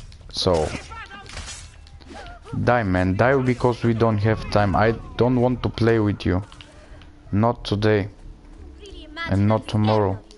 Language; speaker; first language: English; non-native, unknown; Bulgarian